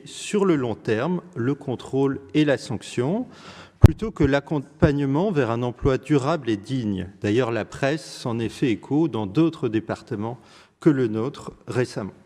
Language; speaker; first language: French; native; French